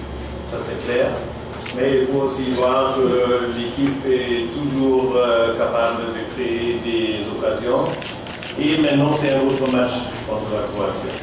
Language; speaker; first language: French; non-native, fluent; German